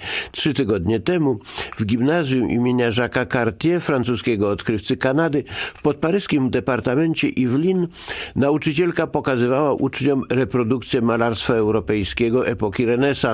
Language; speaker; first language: Polish; native; Polish